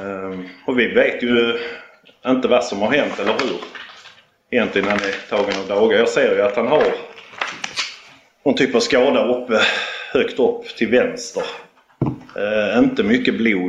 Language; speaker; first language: Swedish; native; Swedish